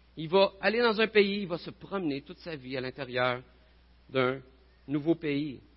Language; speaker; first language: French; native; French